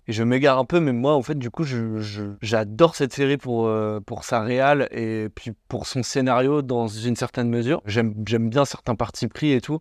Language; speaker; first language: French; native; French